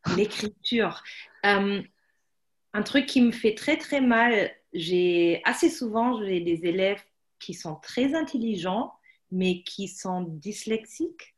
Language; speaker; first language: French; non-native, fluent; German